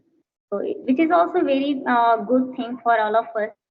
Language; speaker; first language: English; non-native, learner; Hindi